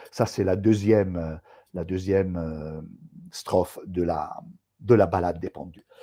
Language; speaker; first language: French; non-native, fluent; Italian